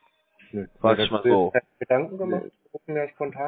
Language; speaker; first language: German; native; German